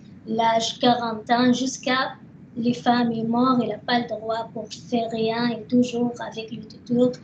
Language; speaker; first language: French; non-native, learner; Arabic